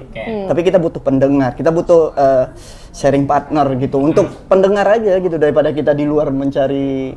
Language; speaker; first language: Indonesian; native; Indonesian